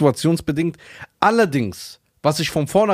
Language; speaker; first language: German; early bilingual, other home language; Persian